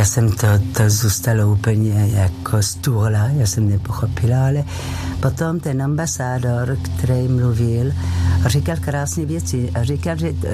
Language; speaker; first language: Czech; non-native, fluent; French